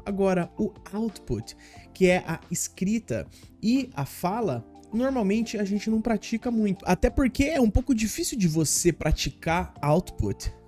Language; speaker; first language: Portuguese; native; Portuguese